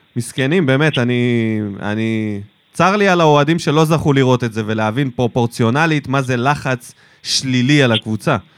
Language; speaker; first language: Hebrew; early bilingual, other home language; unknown